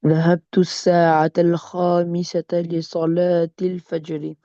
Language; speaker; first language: Arabic; non-native, learner; Albanian